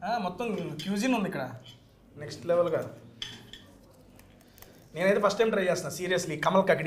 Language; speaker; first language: Telugu; native; Telugu